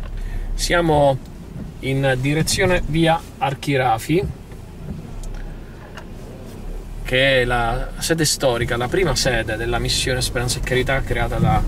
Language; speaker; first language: Italian; native; Italian